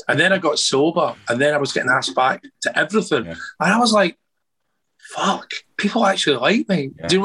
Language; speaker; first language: English; native; English